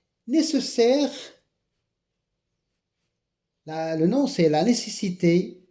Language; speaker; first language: French; non-native, local second language; Arabic